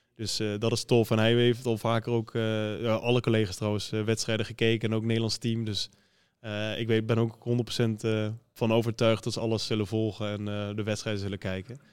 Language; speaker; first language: Dutch; native; Dutch